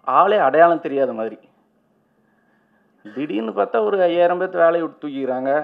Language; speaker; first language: Tamil; native; Tamil